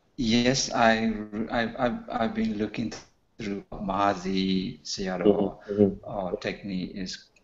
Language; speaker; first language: English; non-native, learner; Burmese